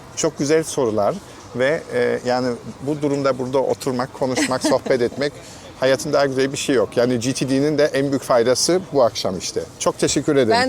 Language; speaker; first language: Turkish; non-native, fluent; German